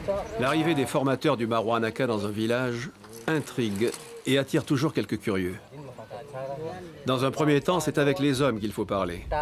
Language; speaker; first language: French; native; French